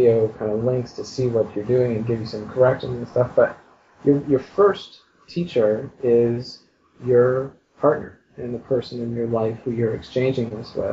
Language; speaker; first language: English; native; English